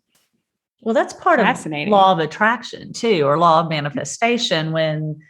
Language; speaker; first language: English; native; English